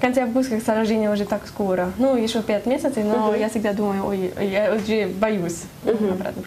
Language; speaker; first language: Russian; non-native, learner; German